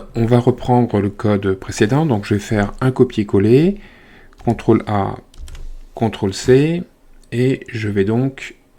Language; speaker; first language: French; native; French